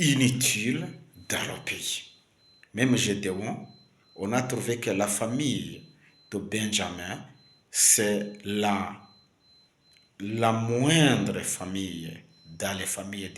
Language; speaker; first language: French; non-native, local second language; Kinyarwanda